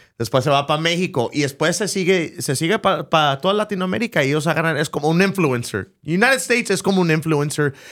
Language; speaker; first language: Spanish; early bilingual, heritage; Spanish